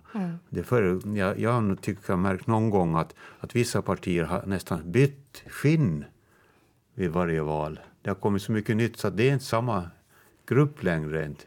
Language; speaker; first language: Swedish; native; Swedish